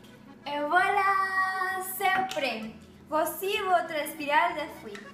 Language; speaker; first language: French; non-native, learner; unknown